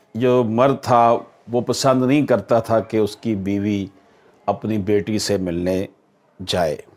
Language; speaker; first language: Urdu; native; Urdu